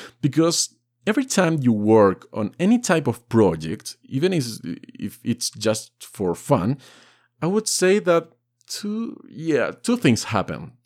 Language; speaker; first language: English; non-native, fluent; Spanish